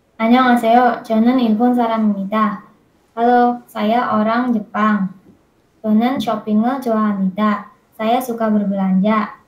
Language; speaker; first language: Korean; non-native, learner; Indonesian